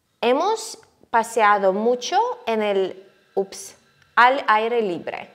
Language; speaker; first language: Spanish; non-native, fluent; Ukrainian